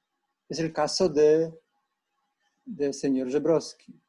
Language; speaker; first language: Spanish; non-native, fluent; Polish